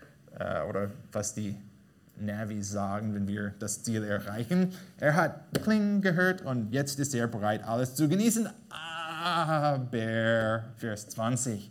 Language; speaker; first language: German; non-native, fluent; English